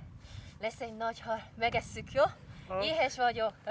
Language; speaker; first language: Hungarian; non-native, learner; Korean